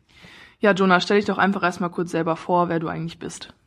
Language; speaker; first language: German; native; German